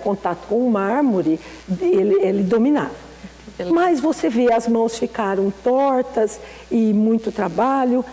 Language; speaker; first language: Portuguese; native; Portuguese